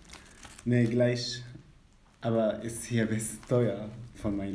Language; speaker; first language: German; non-native, learner; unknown